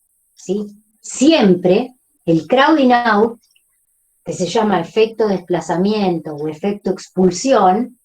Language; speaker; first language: Spanish; native; Spanish